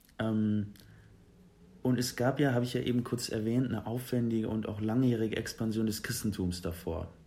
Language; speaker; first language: German; early bilingual, other home language; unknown